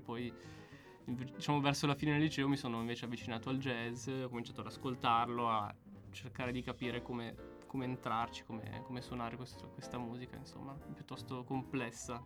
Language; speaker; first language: Italian; native; Italian